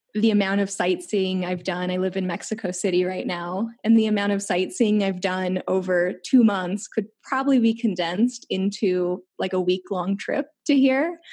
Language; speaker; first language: English; native; English